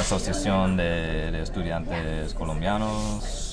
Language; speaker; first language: Spanish; non-native, fluent; English